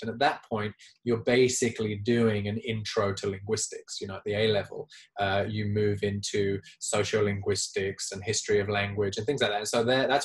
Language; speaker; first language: English; native; English